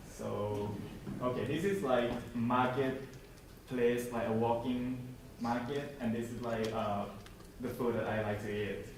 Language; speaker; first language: English; non-native, learner; Thai